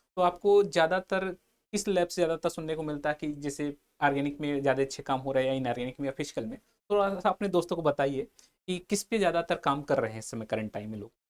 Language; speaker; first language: Hindi; native; Hindi